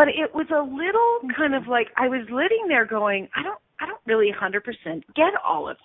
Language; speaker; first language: English; native; English